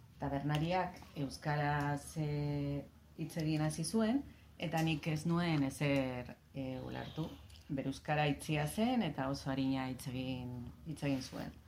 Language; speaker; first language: Basque; non-native, local second language; Spanish